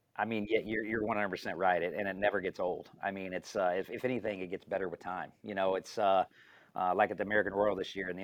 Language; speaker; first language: English; native; English